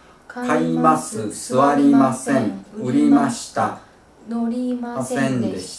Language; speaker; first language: Japanese; non-native, learner; English